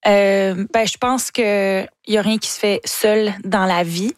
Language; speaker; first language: French; native; French